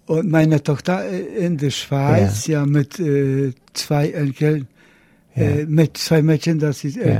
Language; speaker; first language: German; non-native, learner; Polish